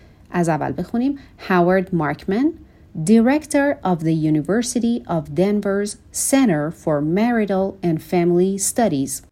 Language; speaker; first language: English; non-native, fluent; Persian